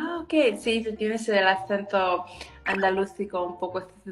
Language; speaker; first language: Spanish; non-native, fluent; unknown